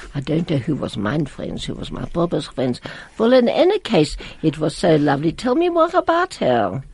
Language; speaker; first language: English; non-native, fluent; Latvian